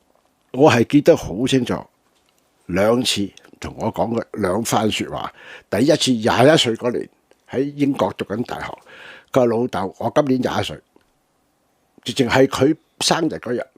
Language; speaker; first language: Cantonese; native; Cantonese